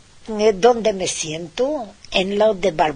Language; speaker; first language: Spanish; non-native, fluent; Hungarian